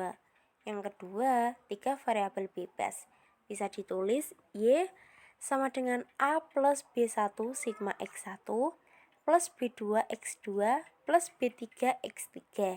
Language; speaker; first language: Indonesian; native; Indonesian